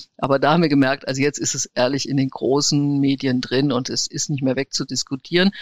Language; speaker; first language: German; native; German